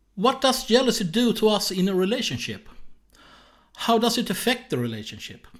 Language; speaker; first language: English; non-native, fluent; Swedish